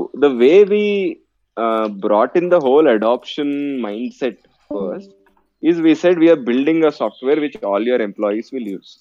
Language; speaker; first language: English; non-native, local second language; Telugu